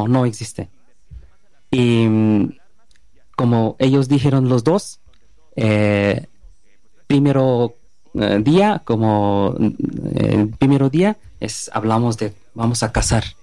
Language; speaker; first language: Spanish; non-native, learner; Bangla